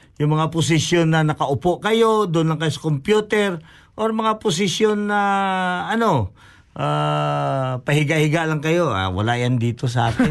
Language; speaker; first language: Filipino; non-native, local second language; Hiligaynon